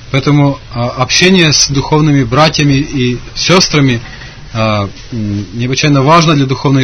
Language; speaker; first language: Russian; native; Russian